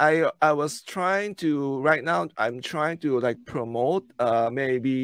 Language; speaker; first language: English; non-native, local second language; Filipino